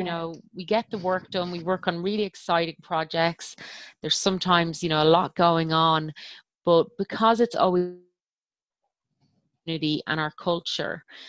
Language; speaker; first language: English; native; English